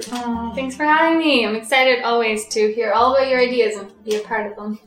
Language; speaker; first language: English; early bilingual, other home language; Russian